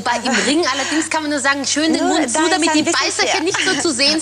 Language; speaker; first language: German; native; German